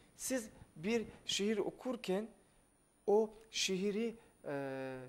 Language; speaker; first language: Turkish; non-native, fluent; Russian